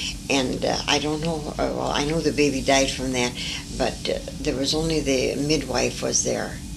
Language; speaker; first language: English; early bilingual, other home language; French